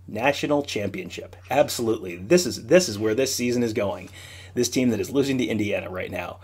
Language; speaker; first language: English; native; English